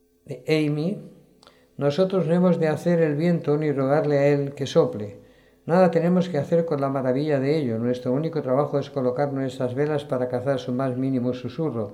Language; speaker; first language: Spanish; native; Spanish